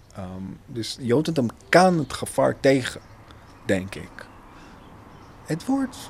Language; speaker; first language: Dutch; non-native, fluent; Hebrew